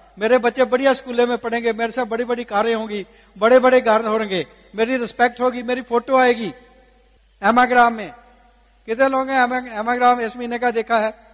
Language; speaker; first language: Hindi; non-native, local second language; Punjabi